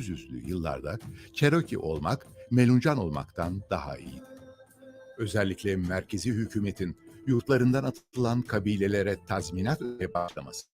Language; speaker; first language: Turkish; native; Turkish